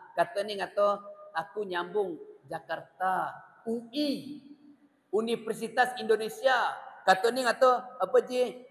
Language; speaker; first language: Malay; native; Malay